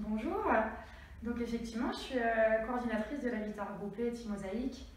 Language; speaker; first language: French; native; French